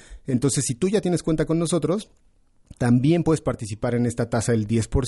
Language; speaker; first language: Spanish; native; Spanish